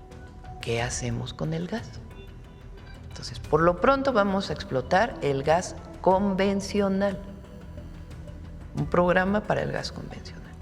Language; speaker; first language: Spanish; native; Spanish